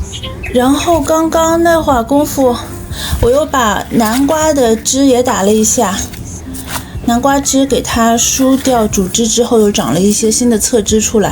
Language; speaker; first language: Chinese; native; Chinese